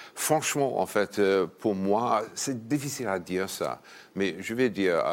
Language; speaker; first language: French; non-native, fluent; English